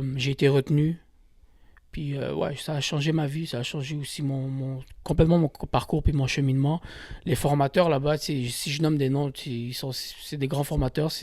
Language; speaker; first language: French; early bilingual, other home language; Kabyle